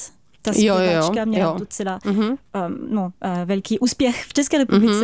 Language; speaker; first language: Czech; non-native, fluent; French